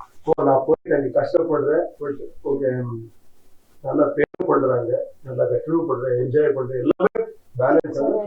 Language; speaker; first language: Tamil; non-native, learner; Kannada